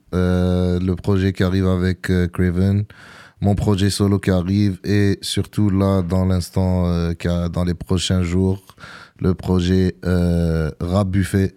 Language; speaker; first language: French; early bilingual, other home language; Arabic